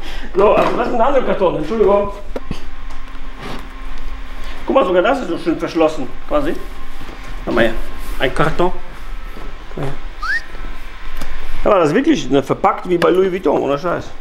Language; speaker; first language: German; native; German